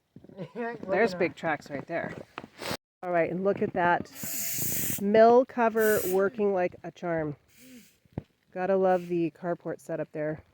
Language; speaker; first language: English; native; English